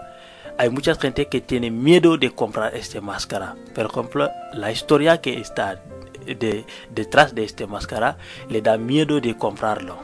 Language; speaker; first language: Spanish; non-native, learner; Wolof